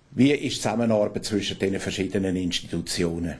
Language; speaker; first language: German; native; German